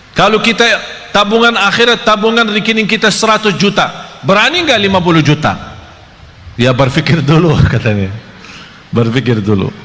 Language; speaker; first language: Malay; non-native, fluent; Arabic